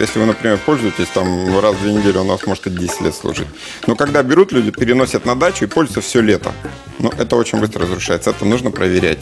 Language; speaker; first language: Russian; native; Russian